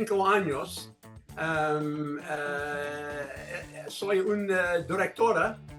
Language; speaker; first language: Spanish; non-native, learner; English